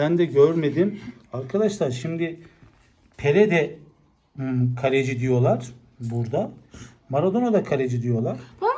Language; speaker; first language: Turkish; native; Turkish